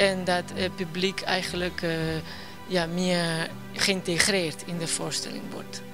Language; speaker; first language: Dutch; non-native, fluent; Spanish